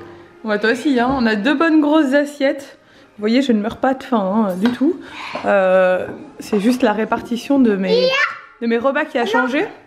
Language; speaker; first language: French; native; French